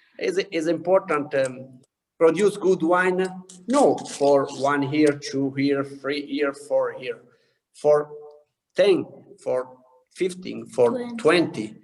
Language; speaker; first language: English; non-native, learner; Italian